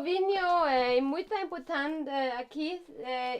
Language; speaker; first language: Portuguese; non-native, learner; Danish